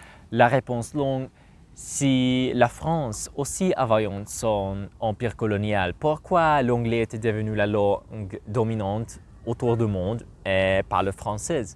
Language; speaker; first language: French; non-native, learner; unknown